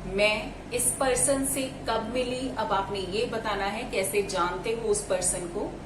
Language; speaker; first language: Hindi; native; Hindi